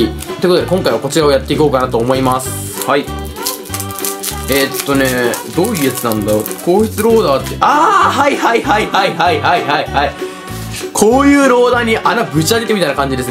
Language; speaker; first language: Japanese; native; Japanese